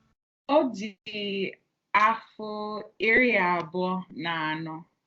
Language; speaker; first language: Igbo; non-native, learner; English